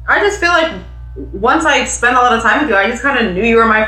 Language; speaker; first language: English; non-native, local second language; Swahili